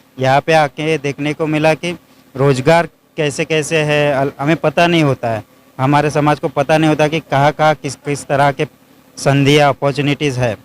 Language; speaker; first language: Hindi; non-native, local second language; Marathi